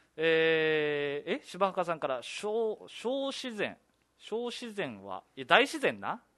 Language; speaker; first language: Japanese; native; Japanese